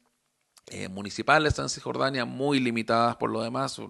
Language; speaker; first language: Spanish; native; Spanish